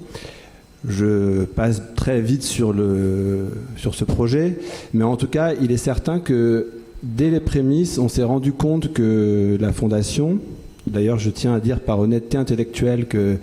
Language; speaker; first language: French; native; French